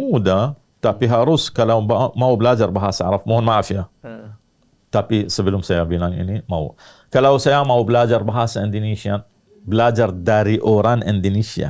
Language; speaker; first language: Indonesian; non-native, learner; Arabic